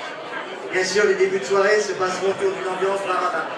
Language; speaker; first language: French; native; French